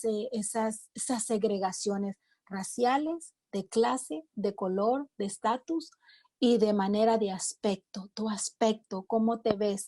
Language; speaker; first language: Spanish; native; Spanish